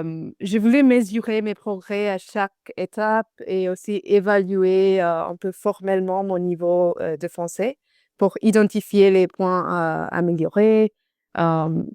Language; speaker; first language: French; non-native, fluent; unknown